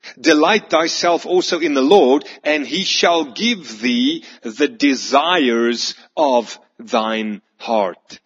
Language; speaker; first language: English; non-native, local second language; Afrikaans